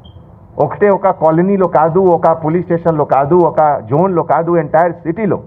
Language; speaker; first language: Telugu; non-native, local second language; Hindi